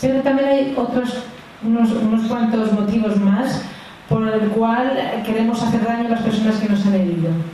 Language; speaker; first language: Spanish; native; Spanish